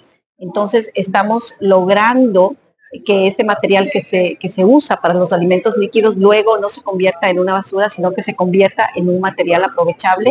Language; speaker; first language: Spanish; native; Spanish